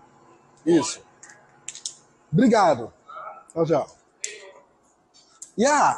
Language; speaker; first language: Portuguese; non-native, fluent; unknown